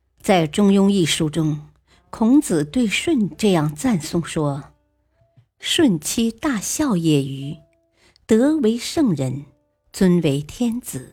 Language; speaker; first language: Chinese; native; Chinese